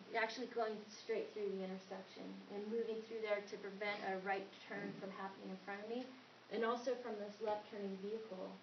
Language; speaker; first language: English; native; English